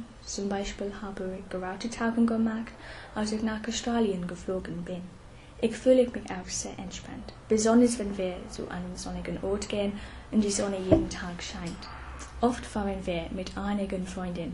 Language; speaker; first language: German; non-native, fluent; English